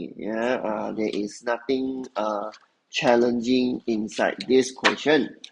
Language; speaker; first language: English; non-native, local second language; Chinese